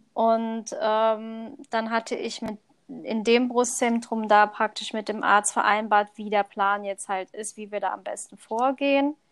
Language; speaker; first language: German; early bilingual, other home language; Thai